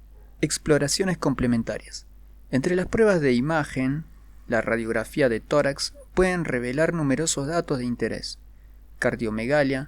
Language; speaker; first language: Spanish; native; Spanish